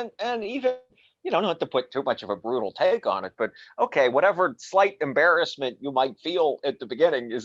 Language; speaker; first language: English; native; English